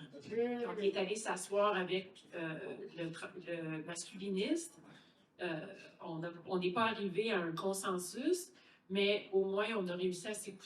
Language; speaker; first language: French; native; French